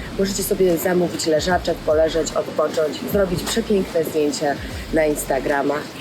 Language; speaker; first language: Polish; native; Polish